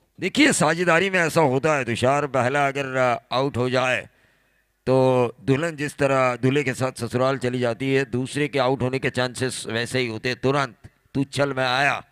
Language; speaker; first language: Hindi; non-native, local second language; Marathi